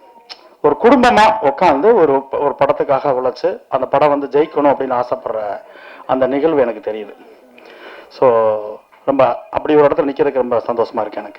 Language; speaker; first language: Tamil; native; Tamil